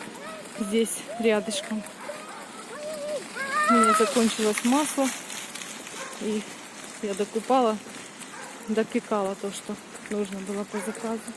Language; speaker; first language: Russian; native; Russian